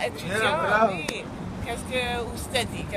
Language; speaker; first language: Haitian Creole; early bilingual, heritage; English